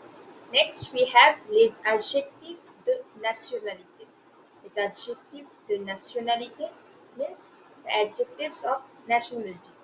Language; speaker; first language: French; non-native, fluent; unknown